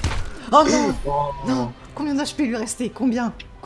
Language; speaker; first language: French; native; French